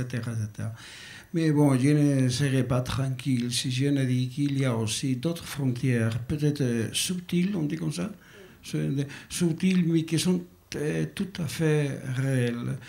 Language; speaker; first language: French; non-native, learner; Basque